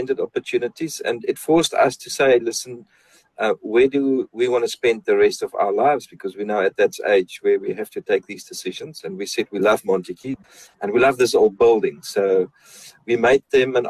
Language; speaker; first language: English; non-native, local second language; Afrikaans